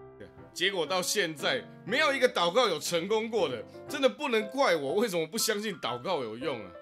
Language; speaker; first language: Chinese; native; Chinese